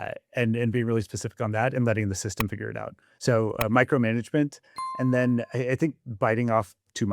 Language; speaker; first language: English; native; English